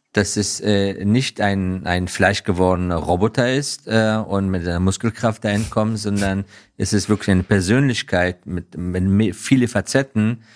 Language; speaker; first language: German; non-native, fluent; Persian